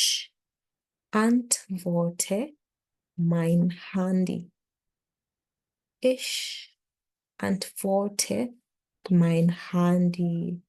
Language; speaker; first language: German; non-native, learner; English